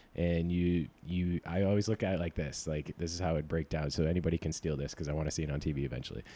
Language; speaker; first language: English; native; English